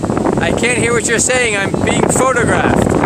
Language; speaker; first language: English; native; English